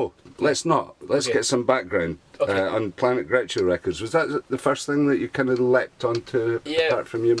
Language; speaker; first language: English; native; English